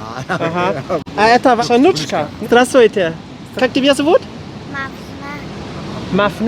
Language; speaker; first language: Russian; non-native, learner; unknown